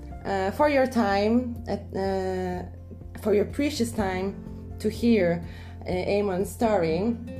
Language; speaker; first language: English; non-native, fluent; Polish